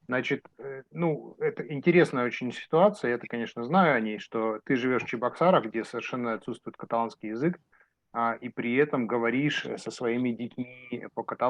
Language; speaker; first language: Russian; native; Russian